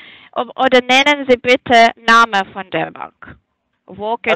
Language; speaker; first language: German; non-native, fluent; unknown